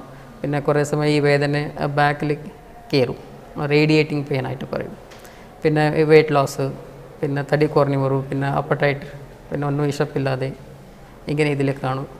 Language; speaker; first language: Malayalam; non-native, fluent; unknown